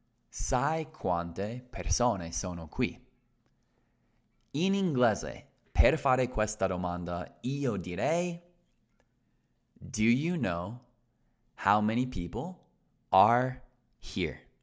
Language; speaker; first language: Italian; non-native, fluent; English